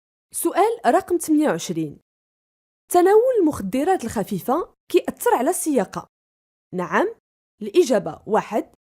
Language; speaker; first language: Arabic; native; Arabic